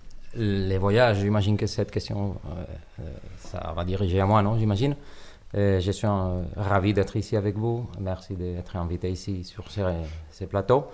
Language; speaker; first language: French; non-native, learner; Catalan